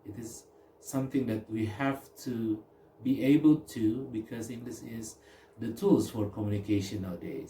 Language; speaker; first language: English; non-native, fluent; Indonesian